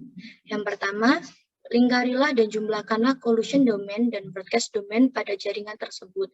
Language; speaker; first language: Indonesian; native; Indonesian